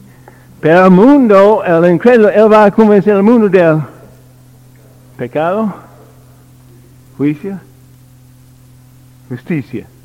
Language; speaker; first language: Spanish; non-native, learner; English